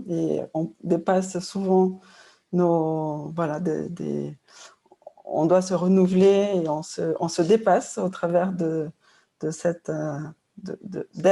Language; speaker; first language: French; non-native, fluent; Portuguese